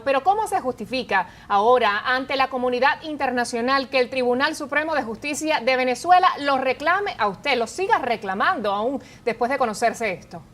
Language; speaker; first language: Spanish; native; Spanish